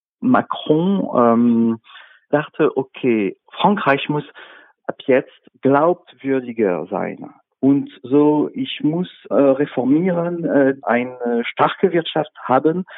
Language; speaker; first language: German; non-native, fluent; French